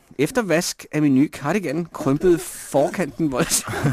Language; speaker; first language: Danish; native; Danish